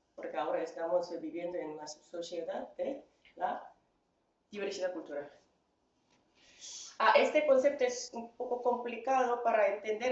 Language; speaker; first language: Spanish; non-native, fluent; Korean